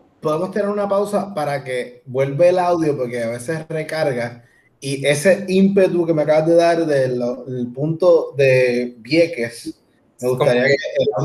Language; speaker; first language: Spanish; native; Spanish